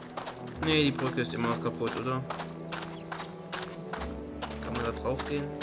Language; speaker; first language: German; native; German